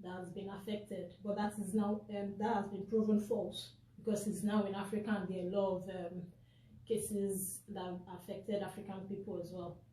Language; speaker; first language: English; non-native, local second language; Yoruba